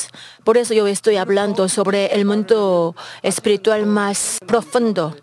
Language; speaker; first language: Spanish; non-native, fluent; Korean